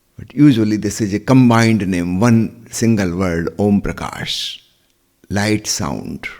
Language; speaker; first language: English; non-native, local second language; Hindi